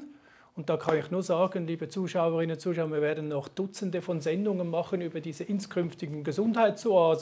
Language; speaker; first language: German; native; German